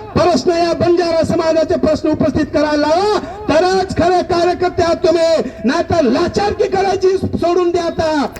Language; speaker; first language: Marathi; non-native, local second language; Lambadi